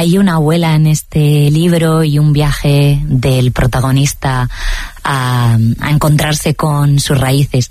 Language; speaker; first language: Spanish; native; Spanish